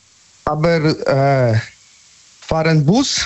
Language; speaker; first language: German; non-native, learner; Polish